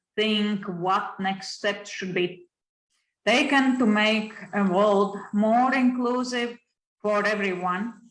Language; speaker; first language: English; non-native, fluent; Latvian